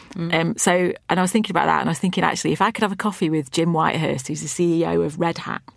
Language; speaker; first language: English; native; English